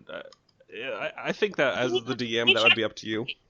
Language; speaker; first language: English; native; English